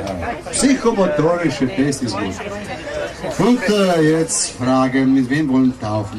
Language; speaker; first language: German; non-native, learner; Slovenian